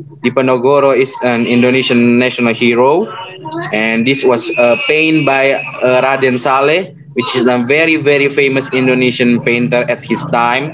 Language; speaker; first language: English; non-native, learner; Indonesian